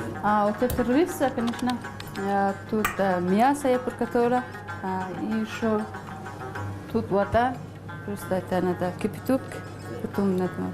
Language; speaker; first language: Russian; non-native, learner; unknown